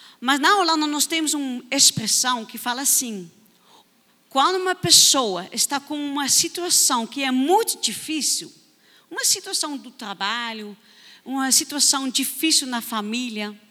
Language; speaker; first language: Portuguese; non-native, fluent; Dutch